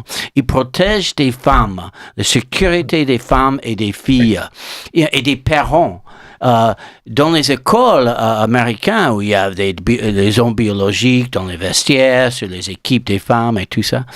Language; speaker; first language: French; non-native, learner; English